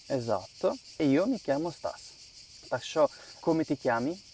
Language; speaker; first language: Italian; non-native, fluent; Ukrainian